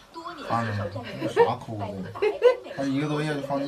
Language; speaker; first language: Chinese; native; Chinese